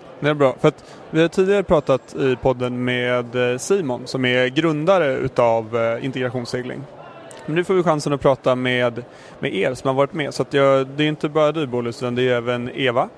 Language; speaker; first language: Swedish; native; Swedish